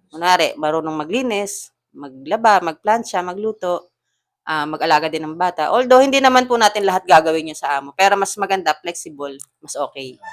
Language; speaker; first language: Filipino; native; Filipino